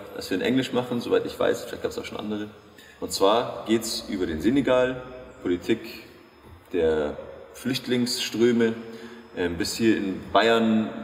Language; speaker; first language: German; native; German